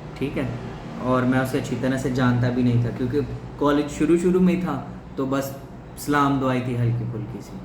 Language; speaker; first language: Urdu; non-native, local second language; Punjabi